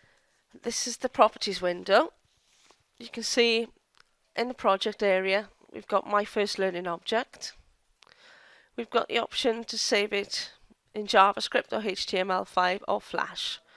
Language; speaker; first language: English; native; English